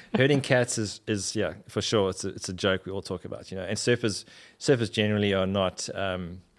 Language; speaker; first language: English; native; English